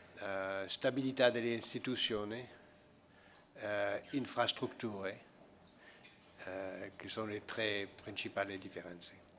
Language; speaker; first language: Italian; non-native, fluent; French